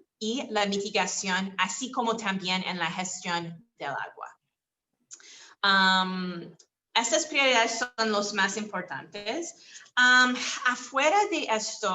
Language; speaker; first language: Spanish; non-native, fluent; English